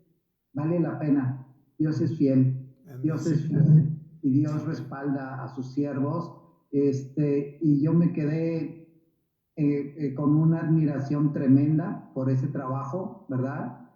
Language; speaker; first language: Spanish; native; Spanish